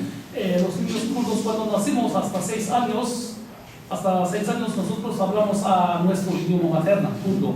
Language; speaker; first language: Spanish; non-native, fluent; Kurdish